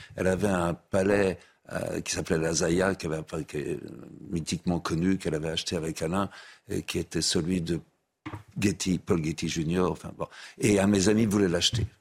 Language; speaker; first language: French; native; French